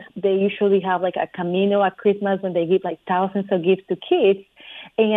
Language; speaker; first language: English; non-native, fluent; Spanish